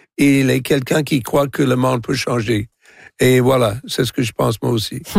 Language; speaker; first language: French; non-native, local second language; English